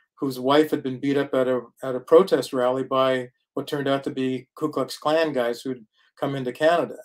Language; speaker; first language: English; native; English